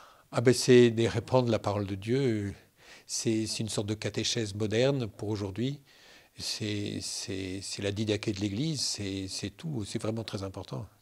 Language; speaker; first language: French; native; French